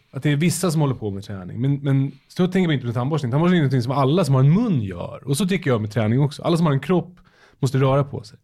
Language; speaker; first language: Swedish; native; Swedish